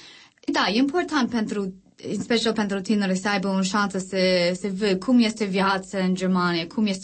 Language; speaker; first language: Romanian; non-native, learner; English